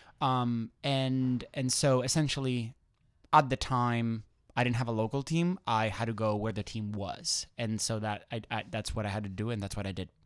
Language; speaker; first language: English; non-native, fluent; Spanish